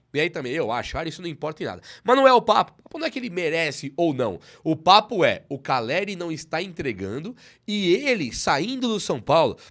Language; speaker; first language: Portuguese; native; Portuguese